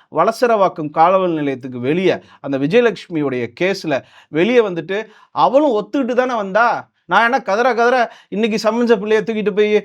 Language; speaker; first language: Tamil; non-native, local second language; Telugu